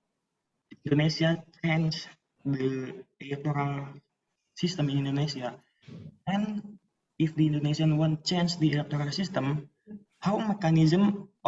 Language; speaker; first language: English; non-native, learner; Indonesian